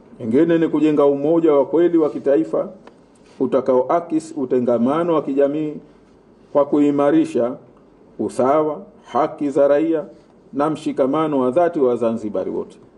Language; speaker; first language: Swahili; native; Swahili